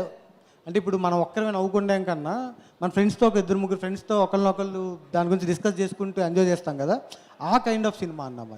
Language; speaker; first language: Telugu; native; Telugu